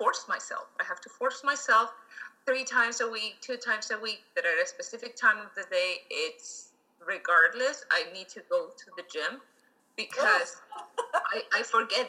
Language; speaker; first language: English; non-native, fluent; Spanish